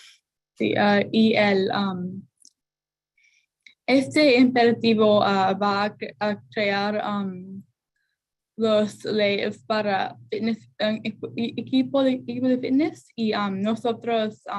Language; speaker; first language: Spanish; non-native, learner; English